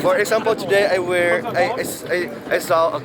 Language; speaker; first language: English; non-native, fluent; Thai